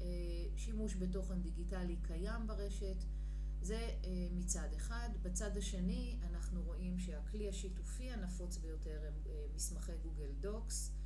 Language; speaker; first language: Hebrew; native; Hebrew